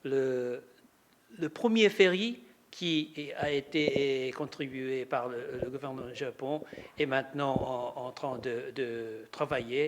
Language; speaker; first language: French; non-native, learner; Japanese